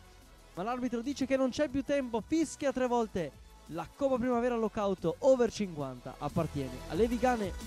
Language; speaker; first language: Italian; native; Italian